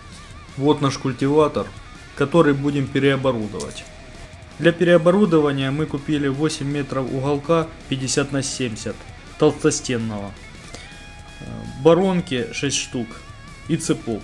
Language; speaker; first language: Russian; native; Russian